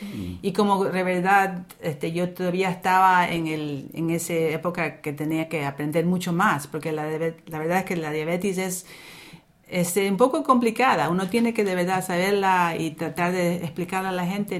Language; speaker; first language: Spanish; early bilingual, other home language; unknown